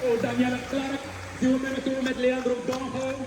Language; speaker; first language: Dutch; native; Dutch